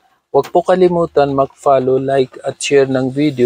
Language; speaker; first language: Filipino; non-native, learner; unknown